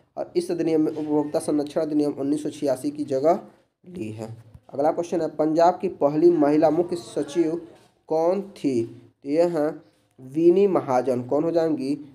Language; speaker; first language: Hindi; native; Hindi